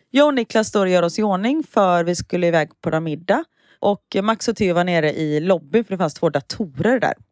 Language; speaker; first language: Swedish; native; Swedish